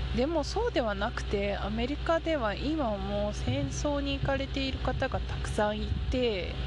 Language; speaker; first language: Japanese; native; Japanese